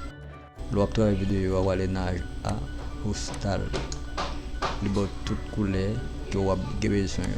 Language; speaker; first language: French; non-native, learner; Haitian Creole